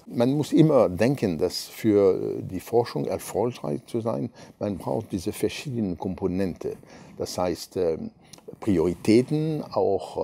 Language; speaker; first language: German; non-native, fluent; French